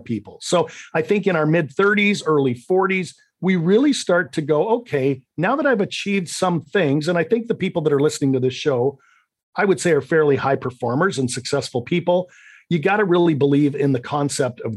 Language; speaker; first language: English; native; English